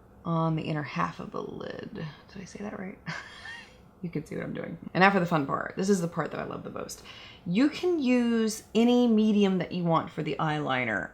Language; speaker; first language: English; native; English